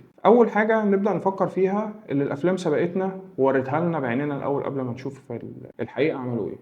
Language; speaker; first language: Arabic; native; Arabic